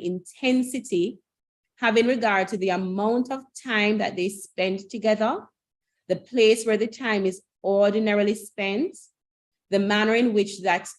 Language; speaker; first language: English; native; English